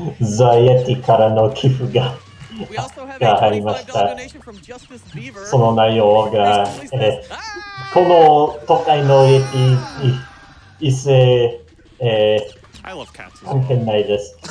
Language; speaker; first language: Japanese; non-native, fluent; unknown